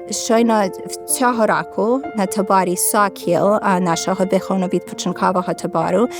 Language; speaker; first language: Ukrainian; early bilingual, heritage; Ukrainian